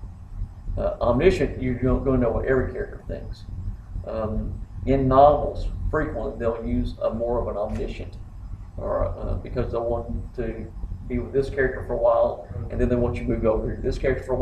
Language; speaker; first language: English; native; English